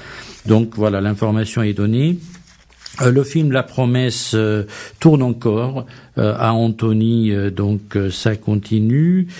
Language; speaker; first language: French; native; French